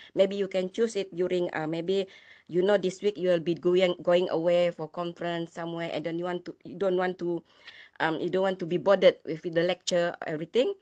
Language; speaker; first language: English; non-native, local second language; Malay